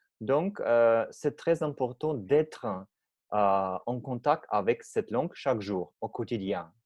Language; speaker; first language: French; non-native, learner; Russian